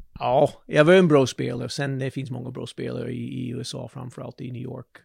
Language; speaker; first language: Swedish; non-native, fluent; English